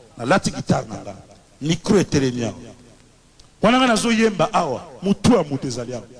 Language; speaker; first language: Lingala; native; Lingala